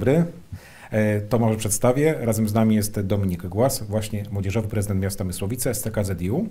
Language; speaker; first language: Polish; native; Polish